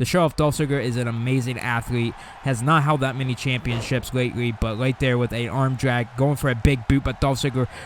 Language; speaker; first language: English; native; English